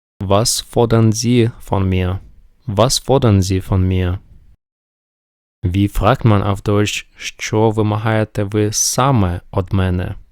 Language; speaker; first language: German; non-native, fluent; Ukrainian